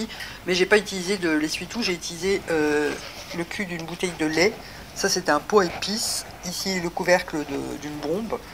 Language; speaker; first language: French; native; French